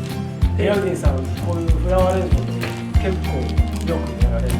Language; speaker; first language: Japanese; native; Japanese